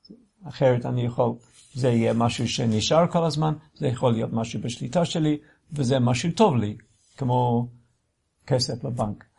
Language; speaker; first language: Hebrew; non-native, fluent; English